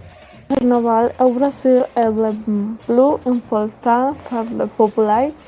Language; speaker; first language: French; non-native, learner; Spanish